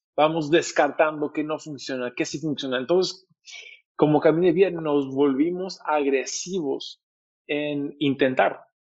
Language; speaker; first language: Spanish; native; Spanish